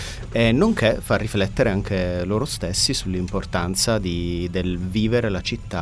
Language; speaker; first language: Italian; native; Italian